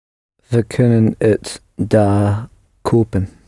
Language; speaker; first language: Dutch; non-native, learner; English